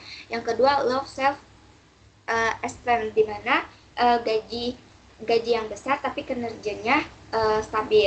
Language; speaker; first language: Indonesian; native; Indonesian